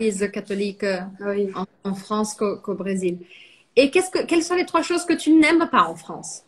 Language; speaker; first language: French; non-native, fluent; Portuguese